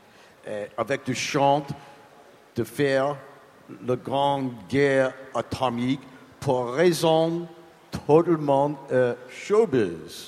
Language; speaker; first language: French; non-native, learner; English